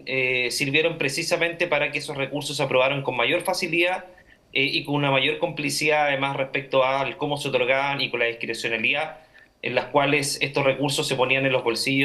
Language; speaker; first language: Spanish; native; Spanish